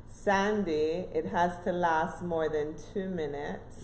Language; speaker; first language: English; native; English